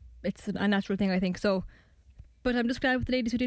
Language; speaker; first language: English; native; English